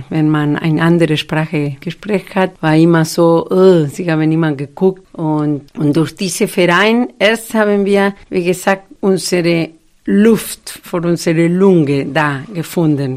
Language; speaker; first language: German; non-native, fluent; Spanish